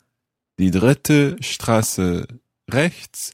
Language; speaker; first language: German; non-native, learner; English